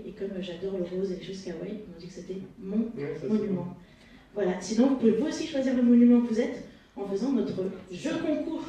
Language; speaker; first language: French; native; French